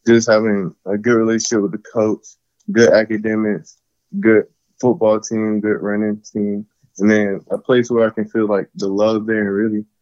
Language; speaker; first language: English; native; English